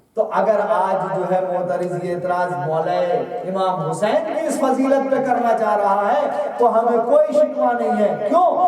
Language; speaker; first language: Urdu; native; Urdu